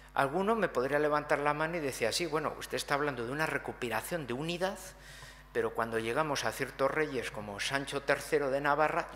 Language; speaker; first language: Spanish; native; Spanish